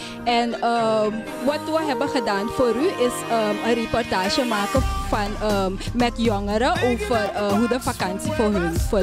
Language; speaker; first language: Dutch; native; Dutch